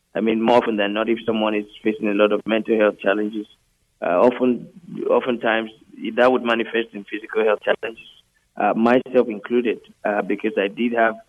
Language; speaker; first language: English; non-native, local second language; Yoruba